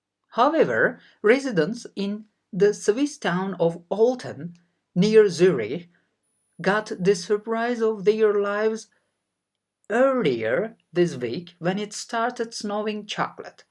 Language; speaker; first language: English; non-native, fluent; Turkish